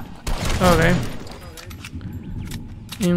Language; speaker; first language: English; early bilingual, other home language; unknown